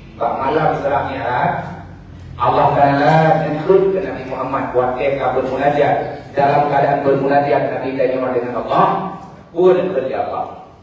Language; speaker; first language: Malay; non-native, local second language; Achinese